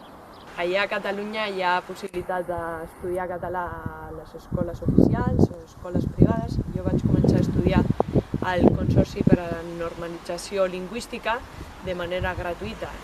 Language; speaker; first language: Catalan; non-native, local second language; Basque